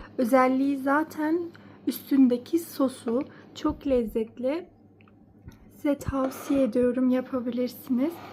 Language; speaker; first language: Turkish; early bilingual, heritage; Turkish